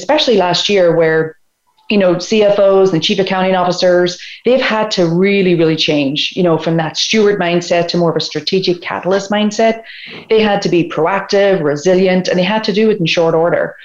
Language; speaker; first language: English; native; English